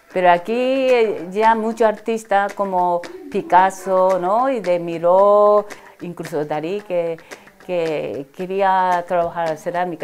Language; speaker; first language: Spanish; non-native, learner; Japanese